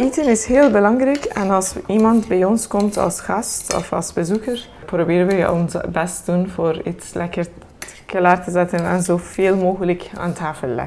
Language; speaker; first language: Dutch; non-native, fluent; Persian